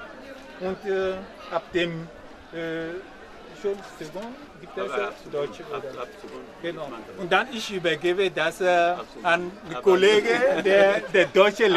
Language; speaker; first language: German; non-native, learner; French